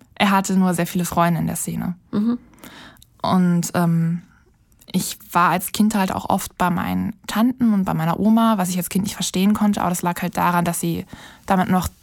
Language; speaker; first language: German; native; German